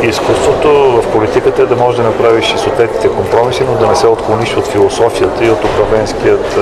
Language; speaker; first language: Bulgarian; native; Bulgarian